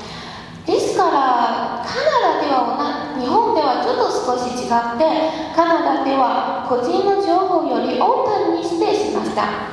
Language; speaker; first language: Japanese; non-native, learner; Chinese